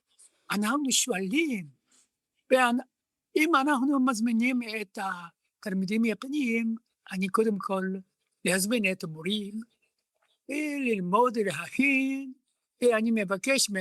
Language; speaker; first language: Hebrew; non-native, learner; Japanese